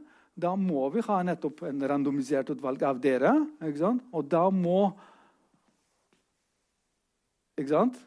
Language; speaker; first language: Norwegian; non-native, fluent; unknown